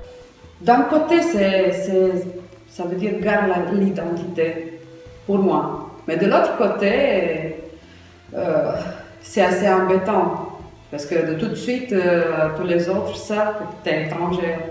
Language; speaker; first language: French; non-native, fluent; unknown